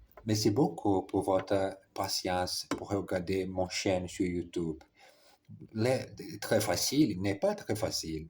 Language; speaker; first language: French; non-native, learner; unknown